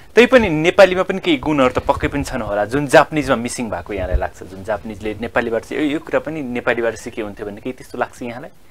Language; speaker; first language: Nepali; native; Nepali